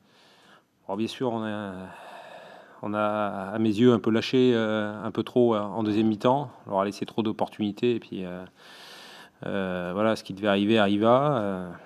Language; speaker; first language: French; native; French